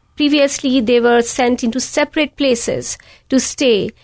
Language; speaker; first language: English; non-native, local second language; Hindi